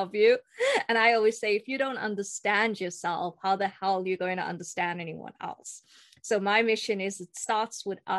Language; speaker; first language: English; native; English